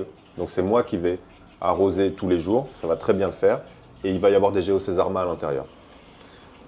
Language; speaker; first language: French; native; French